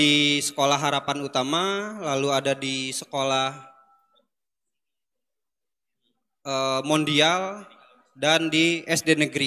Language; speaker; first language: Indonesian; native; Indonesian